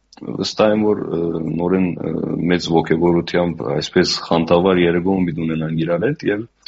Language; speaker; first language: Armenian; native; Armenian